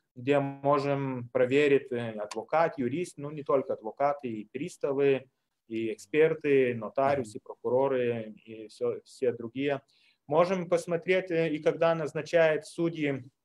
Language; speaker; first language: Russian; non-native, fluent; Lithuanian